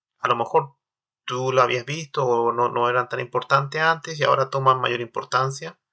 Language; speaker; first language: Spanish; native; Spanish